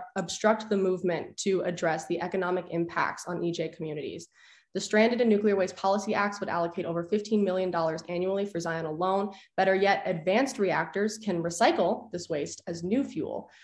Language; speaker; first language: English; native; English